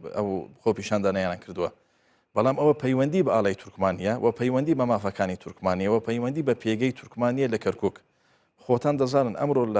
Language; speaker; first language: Central Kurdish; non-native, local second language; Turkish